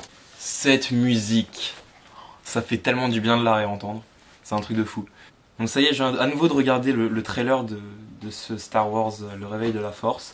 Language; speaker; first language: French; native; French